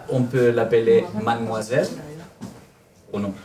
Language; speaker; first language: French; non-native, learner; Spanish